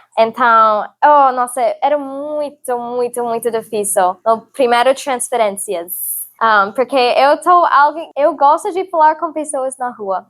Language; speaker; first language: Portuguese; non-native, learner; English